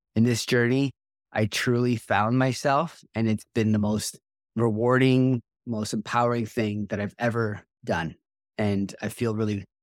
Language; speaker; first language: English; native; English